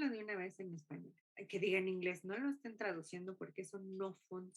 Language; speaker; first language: Spanish; non-native, fluent; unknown